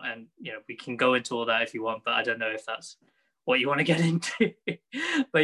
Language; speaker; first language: English; native; English